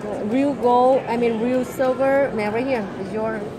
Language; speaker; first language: English; non-native, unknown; Vietnamese